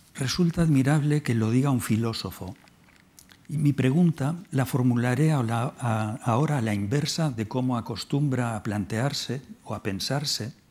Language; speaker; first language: Spanish; native; Spanish